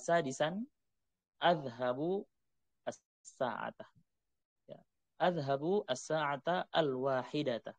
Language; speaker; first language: Arabic; non-native, fluent; Indonesian